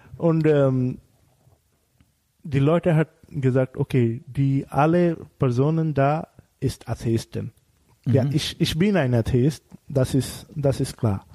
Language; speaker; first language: German; non-native, learner; Bangla